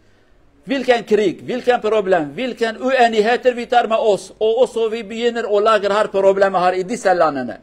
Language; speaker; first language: Norwegian; non-native, learner; Kurdish